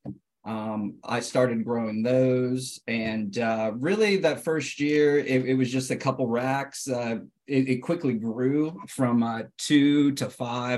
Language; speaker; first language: English; native; English